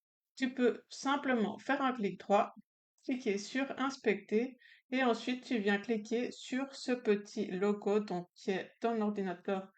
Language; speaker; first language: French; native; French